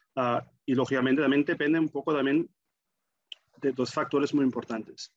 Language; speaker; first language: Spanish; non-native, fluent; German